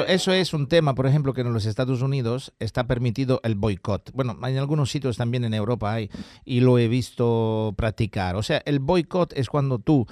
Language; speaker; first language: Spanish; non-native, fluent; Italian